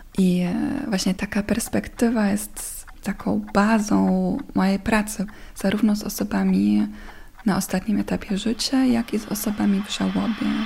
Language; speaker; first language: Polish; non-native, fluent; German